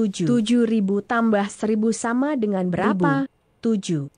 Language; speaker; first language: Indonesian; non-native, learner; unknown